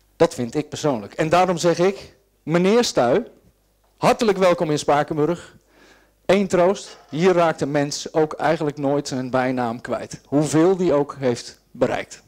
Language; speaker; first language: Dutch; native; Dutch